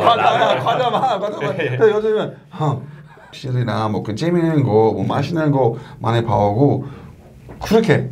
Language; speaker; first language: Korean; non-native, learner; English